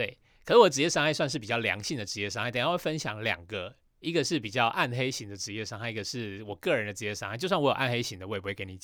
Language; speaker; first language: Chinese; native; Chinese